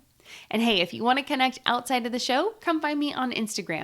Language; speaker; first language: English; native; English